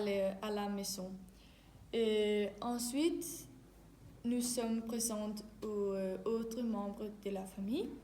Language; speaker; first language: French; non-native, learner; Danish